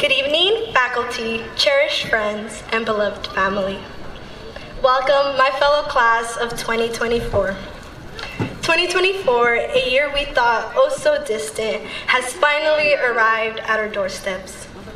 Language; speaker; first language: English; early bilingual, other home language; Spanish